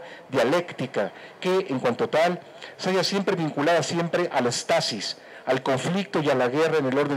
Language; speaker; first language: Spanish; native; Spanish